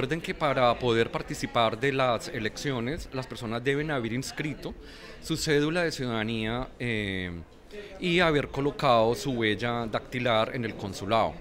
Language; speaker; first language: Spanish; native; Spanish